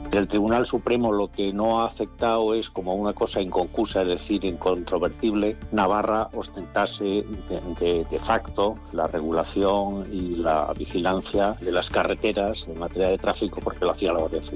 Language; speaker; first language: Spanish; native; Spanish